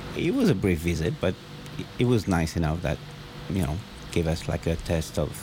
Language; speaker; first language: English; non-native, fluent; French